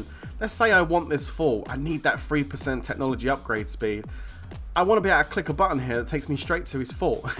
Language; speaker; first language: English; native; English